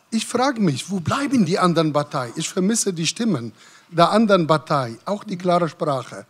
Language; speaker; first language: German; non-native, fluent; Arabic